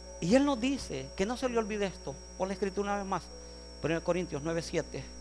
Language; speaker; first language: Spanish; native; Spanish